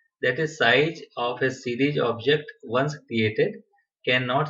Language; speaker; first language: English; non-native, local second language; Hindi